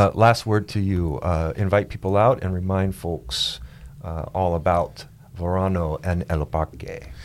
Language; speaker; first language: English; native; English